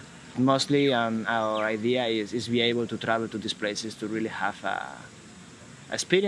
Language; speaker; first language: English; non-native, fluent; Spanish